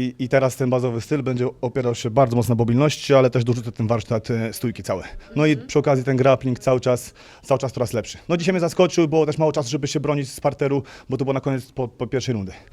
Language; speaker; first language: Polish; native; Polish